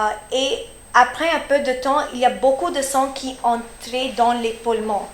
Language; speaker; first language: French; early bilingual, heritage; French